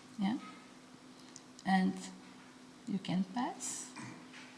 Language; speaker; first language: English; non-native, learner; Portuguese